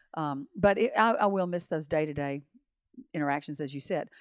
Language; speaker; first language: English; native; English